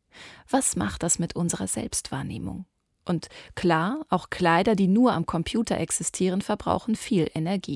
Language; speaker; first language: German; native; German